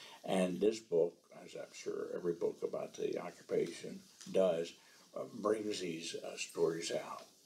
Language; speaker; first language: English; native; English